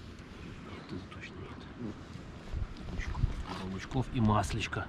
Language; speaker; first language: Russian; native; Russian